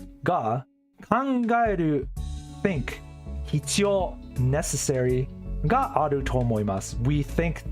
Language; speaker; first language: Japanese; non-native, learner; English